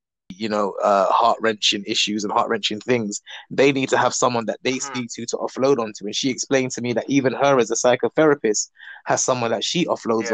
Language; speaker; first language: English; native; English